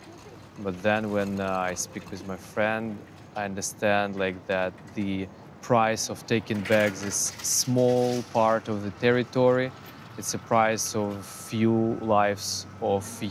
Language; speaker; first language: English; non-native, fluent; Ukrainian